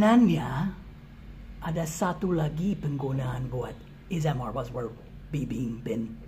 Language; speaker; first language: Indonesian; non-native, fluent; English